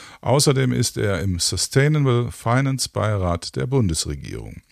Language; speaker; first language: German; native; German